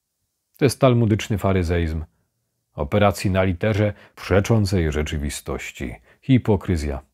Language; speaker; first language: Polish; native; Polish